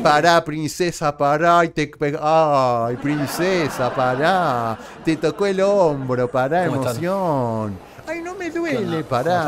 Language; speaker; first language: Spanish; native; Spanish